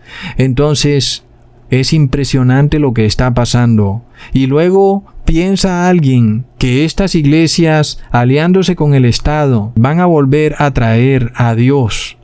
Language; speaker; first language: Spanish; native; Spanish